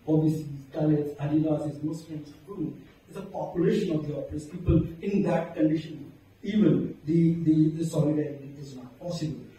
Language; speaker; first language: English; non-native, local second language; Marathi